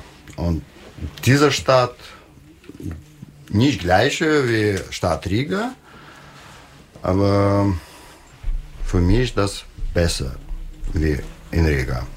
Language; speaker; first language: German; non-native, learner; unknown